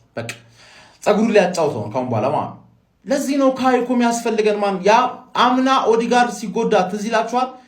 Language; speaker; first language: Amharic; native; Amharic